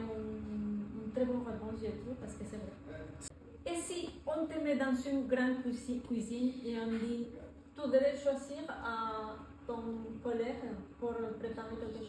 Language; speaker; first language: French; non-native, fluent; Spanish